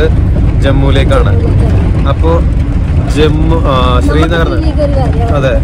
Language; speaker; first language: Malayalam; native; Malayalam